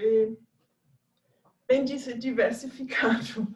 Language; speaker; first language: Portuguese; non-native, fluent; German